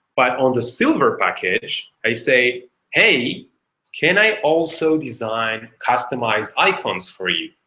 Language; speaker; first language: English; non-native, fluent; Hebrew